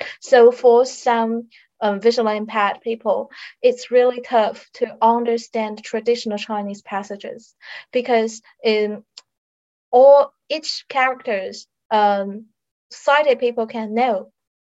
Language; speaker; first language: English; non-native, fluent; Chinese